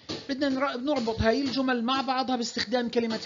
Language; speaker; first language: Arabic; native; Arabic